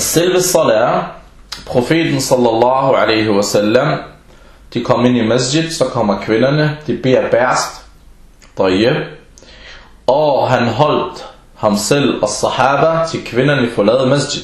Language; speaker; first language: Danish; early bilingual, other home language; Arabic